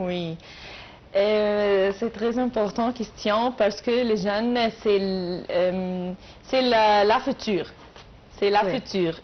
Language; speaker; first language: French; non-native, learner; Arabic